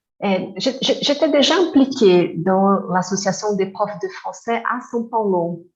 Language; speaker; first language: French; non-native, fluent; Portuguese